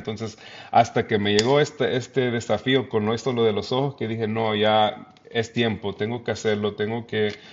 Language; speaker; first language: Spanish; early bilingual, heritage; Spanish